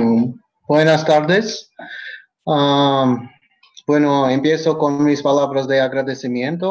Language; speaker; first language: Spanish; non-native, fluent; Georgian